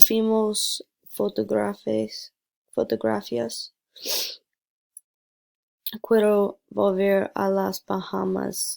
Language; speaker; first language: Spanish; non-native, learner; English